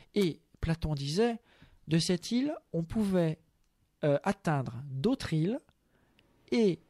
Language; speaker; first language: French; native; French